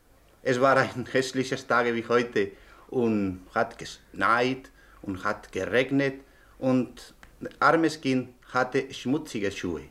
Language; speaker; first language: German; non-native, learner; Spanish